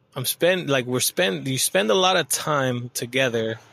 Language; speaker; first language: English; early bilingual, other home language; Spanish